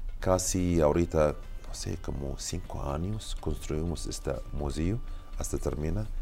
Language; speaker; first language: Spanish; non-native, learner; Arabic